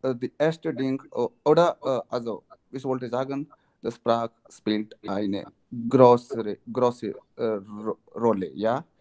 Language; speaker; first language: German; non-native, learner; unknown